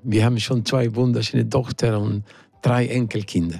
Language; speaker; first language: German; non-native, learner; Spanish